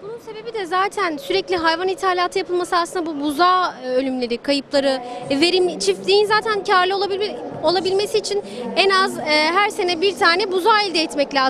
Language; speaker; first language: Turkish; native; Turkish